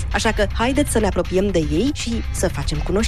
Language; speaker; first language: Romanian; native; Romanian